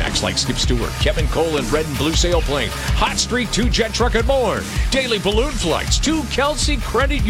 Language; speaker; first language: English; native; English